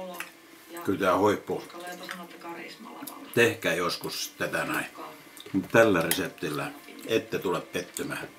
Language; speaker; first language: Finnish; native; Finnish